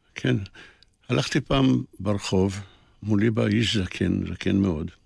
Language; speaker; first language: Hebrew; early bilingual, other home language; Polish